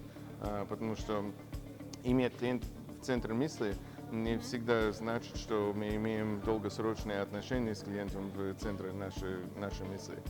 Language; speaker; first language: Russian; non-native, fluent; English